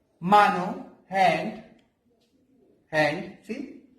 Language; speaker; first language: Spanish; non-native, fluent; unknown